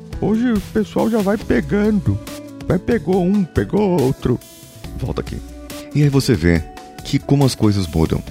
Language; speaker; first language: Portuguese; native; Portuguese